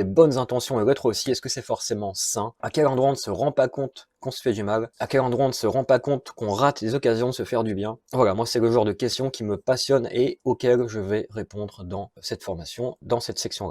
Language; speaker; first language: French; native; French